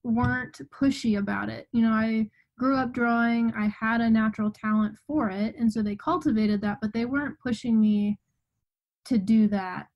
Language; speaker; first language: English; native; English